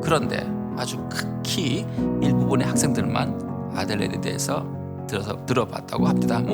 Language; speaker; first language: Korean; native; Korean